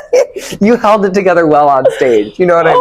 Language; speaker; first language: English; native; English